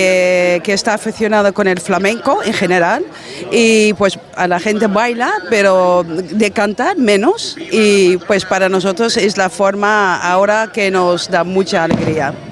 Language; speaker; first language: Spanish; non-native, fluent; Dutch